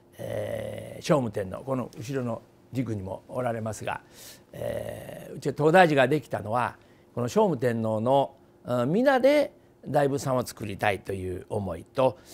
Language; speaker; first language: Japanese; native; Japanese